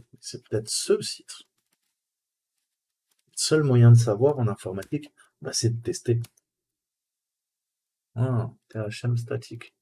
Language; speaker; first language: French; native; French